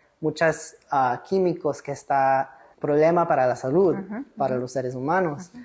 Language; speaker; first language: Spanish; early bilingual, heritage; English